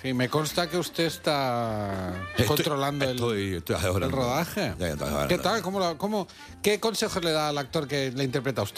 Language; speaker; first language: Spanish; native; Spanish